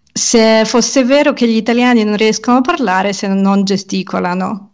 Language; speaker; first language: Italian; non-native, fluent; Russian